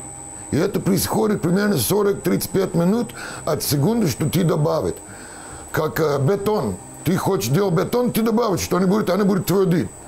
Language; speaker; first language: Russian; non-native, learner; English